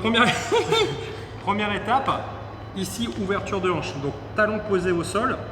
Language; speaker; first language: French; native; French